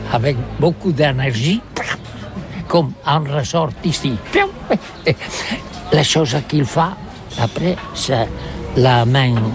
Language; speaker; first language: French; non-native, learner; Catalan